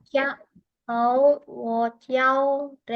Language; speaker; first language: Chinese; non-native, learner; Indonesian